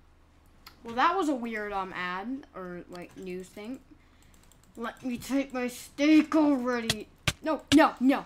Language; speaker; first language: English; native; English